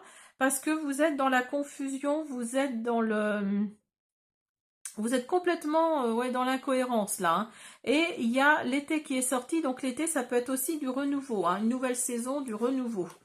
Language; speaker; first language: French; native; French